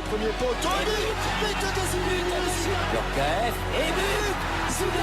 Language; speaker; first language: French; native; French